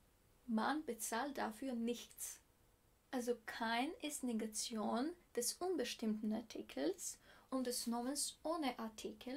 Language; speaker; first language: German; non-native, fluent; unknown